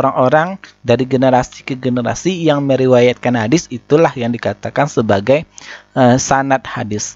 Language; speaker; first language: Indonesian; native; Indonesian